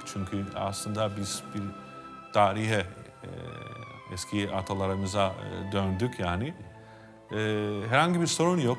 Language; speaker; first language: Turkish; non-native, fluent; Albanian